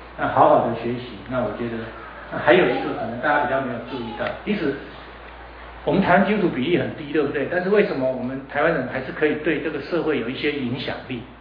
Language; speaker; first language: Chinese; native; Chinese